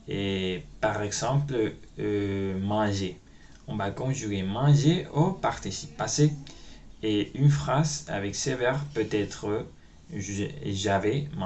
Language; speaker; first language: French; non-native, learner; Spanish